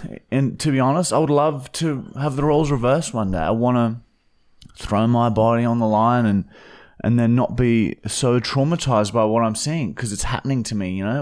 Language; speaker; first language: English; early bilingual, other home language; German